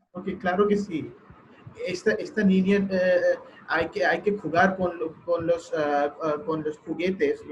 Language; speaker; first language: Spanish; non-native, learner; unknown